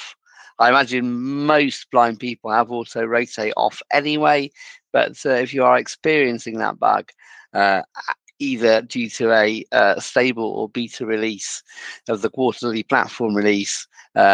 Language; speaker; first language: English; native; English